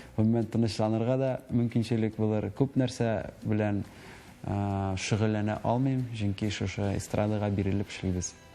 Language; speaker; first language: Tatar; native; Tatar